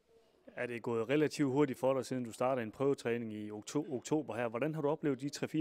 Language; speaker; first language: Danish; native; Danish